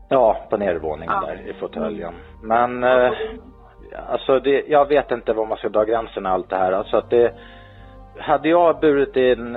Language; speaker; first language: Swedish; native; Swedish